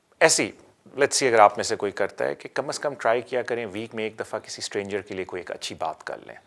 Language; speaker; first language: Urdu; native; Urdu